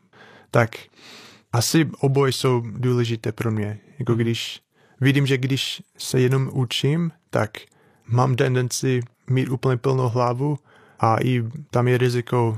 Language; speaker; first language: Czech; non-native, fluent; English